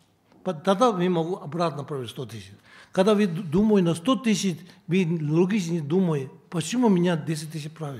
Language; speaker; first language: Russian; non-native, learner; Tibetan